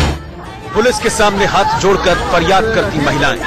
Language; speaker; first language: Hindi; native; Hindi